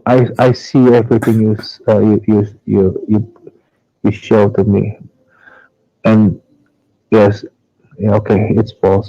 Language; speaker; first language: English; non-native, learner; Indonesian